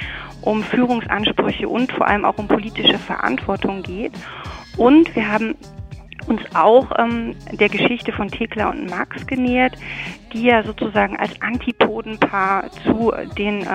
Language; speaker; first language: German; native; German